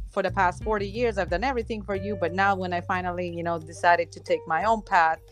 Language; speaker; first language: English; non-native, fluent; Slovenian